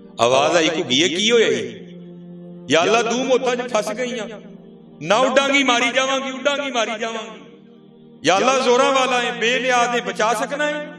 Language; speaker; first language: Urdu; non-native, local second language; Punjabi